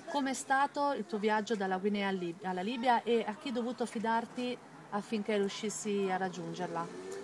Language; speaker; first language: Italian; native; Italian